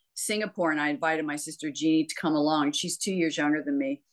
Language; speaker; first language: English; native; English